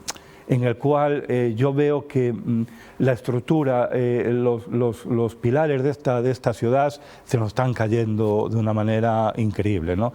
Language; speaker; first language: Spanish; native; Spanish